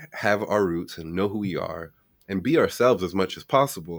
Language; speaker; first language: English; native; English